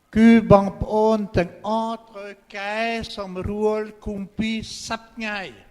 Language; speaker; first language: Khmer; non-native, fluent; French